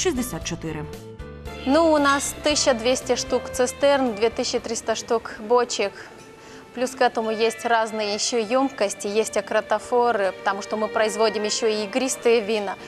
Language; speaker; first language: Russian; non-native, local second language; Romanian